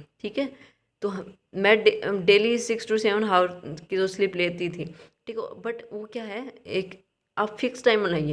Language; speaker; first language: Hindi; native; Hindi